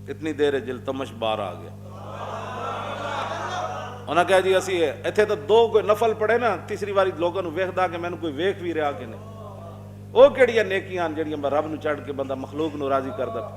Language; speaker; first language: Urdu; non-native, local second language; Punjabi